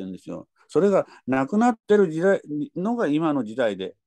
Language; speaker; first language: Japanese; native; Japanese